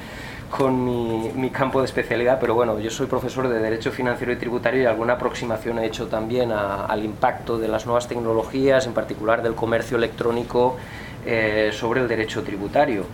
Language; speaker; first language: Spanish; native; Spanish